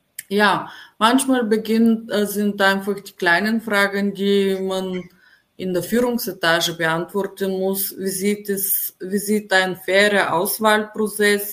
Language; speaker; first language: German; non-native, fluent; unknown